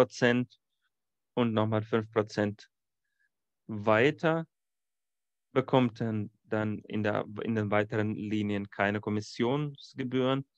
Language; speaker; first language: German; non-native, fluent; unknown